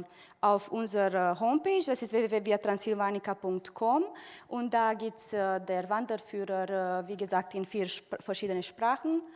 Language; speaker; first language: German; non-native, fluent; Romanian